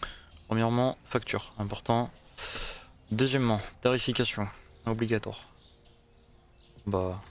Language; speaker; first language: French; native; French